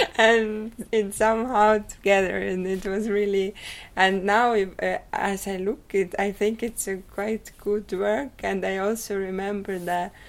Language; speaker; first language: English; non-native, fluent; Estonian